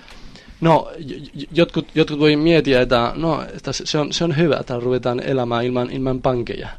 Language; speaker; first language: Finnish; non-native, learner; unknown